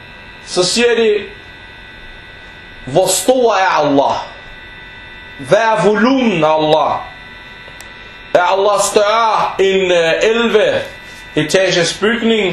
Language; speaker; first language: Danish; non-native, fluent; Arabic